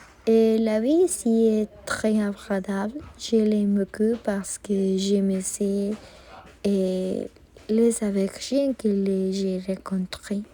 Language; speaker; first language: French; non-native, learner; Spanish